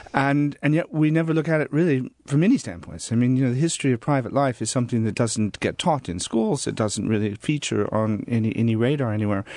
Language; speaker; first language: English; native; English